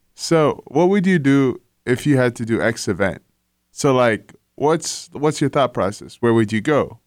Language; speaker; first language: English; non-native, fluent; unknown